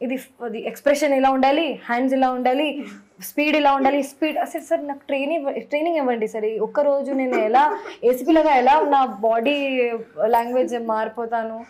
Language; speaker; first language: Telugu; non-native, fluent; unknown